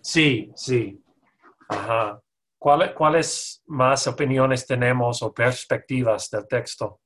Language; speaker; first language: Spanish; non-native, fluent; English